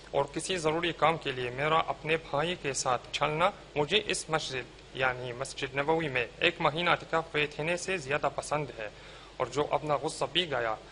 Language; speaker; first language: Urdu; non-native, fluent; Arabic